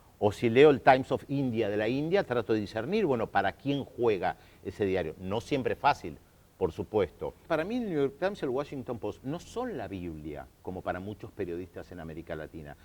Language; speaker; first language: Spanish; early bilingual, other home language; German